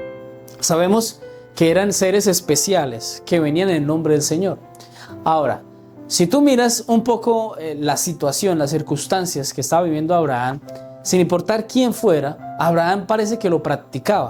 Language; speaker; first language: Spanish; native; Spanish